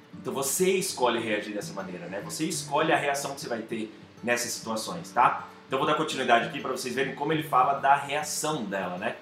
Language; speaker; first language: Portuguese; native; Portuguese